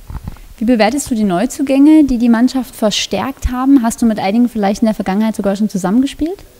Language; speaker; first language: German; native; German